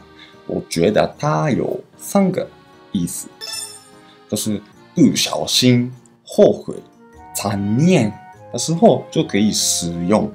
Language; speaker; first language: Chinese; non-native, fluent; Japanese